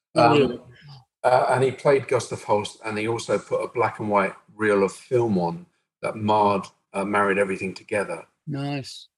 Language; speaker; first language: English; native; English